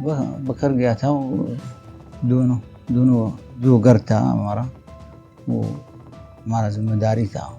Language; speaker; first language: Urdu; non-native, local second language; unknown